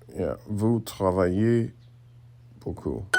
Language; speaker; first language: French; non-native, learner; English